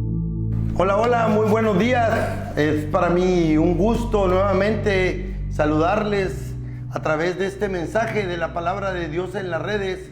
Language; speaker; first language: Spanish; native; Spanish